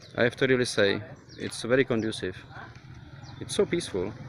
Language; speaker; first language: English; non-native, fluent; Czech